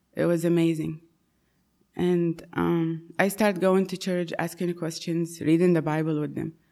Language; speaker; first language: English; non-native, fluent; Arabic